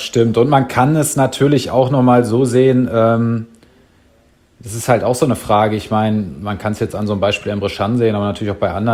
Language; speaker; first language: German; native; German